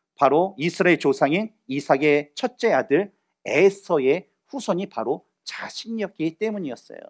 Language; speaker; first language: Korean; native; Korean